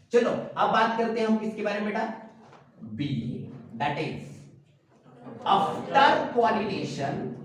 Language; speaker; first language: Hindi; non-native, local second language; Marathi